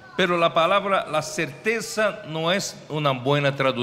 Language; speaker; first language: Spanish; non-native, fluent; Portuguese